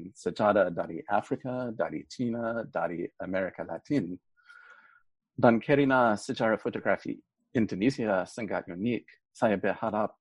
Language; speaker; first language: Indonesian; non-native, fluent; English